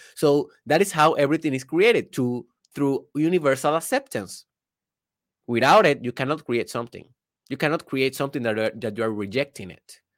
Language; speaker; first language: English; non-native, fluent; Spanish